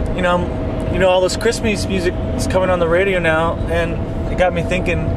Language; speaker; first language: English; native; English